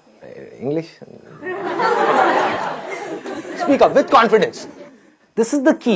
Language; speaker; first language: English; non-native, local second language; Hindi